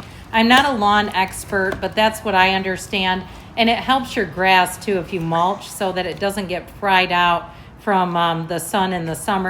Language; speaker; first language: English; native; English